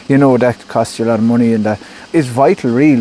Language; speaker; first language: English; native; English